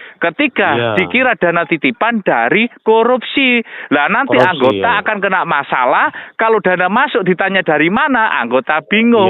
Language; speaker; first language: Indonesian; non-native, local second language; Javanese